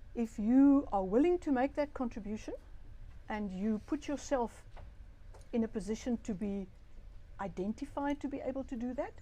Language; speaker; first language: English; non-native, local second language; Afrikaans